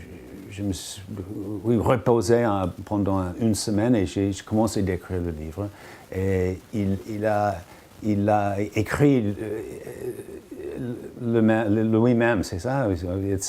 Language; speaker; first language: French; non-native, fluent; English